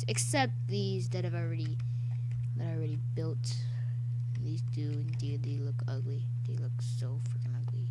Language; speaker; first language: English; native; English